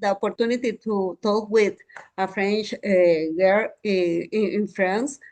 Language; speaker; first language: English; non-native, learner; Spanish